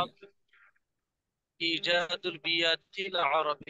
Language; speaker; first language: Arabic; non-native, fluent; Bangla